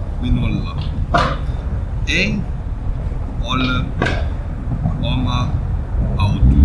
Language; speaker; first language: Finnish; non-native, learner; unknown